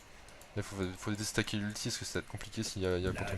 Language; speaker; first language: French; native; French